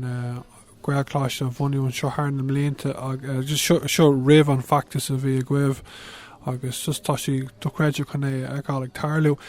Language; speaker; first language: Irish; non-native, local second language; English